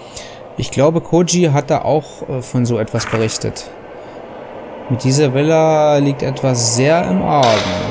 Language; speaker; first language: German; native; German